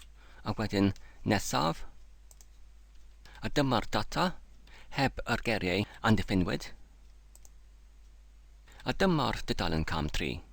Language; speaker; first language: Welsh; non-native, learner; English